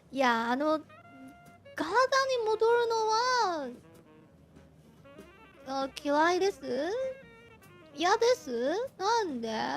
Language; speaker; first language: Japanese; non-native, fluent; Chinese